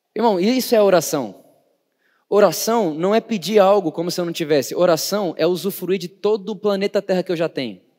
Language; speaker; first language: Portuguese; native; Portuguese